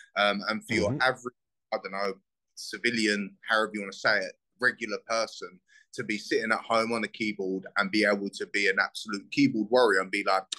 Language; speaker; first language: English; native; English